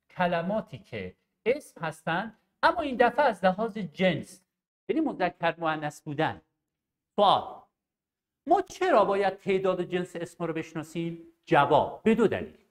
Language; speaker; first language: Persian; non-native, local second language; Arabic